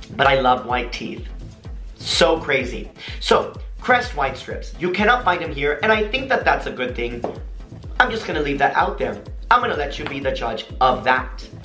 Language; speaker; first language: English; native; English